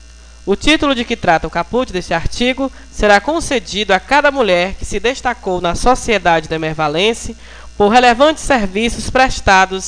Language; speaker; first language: Portuguese; native; Portuguese